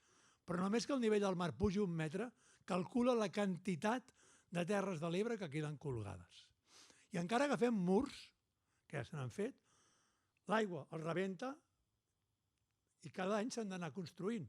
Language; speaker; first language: Catalan; native; Catalan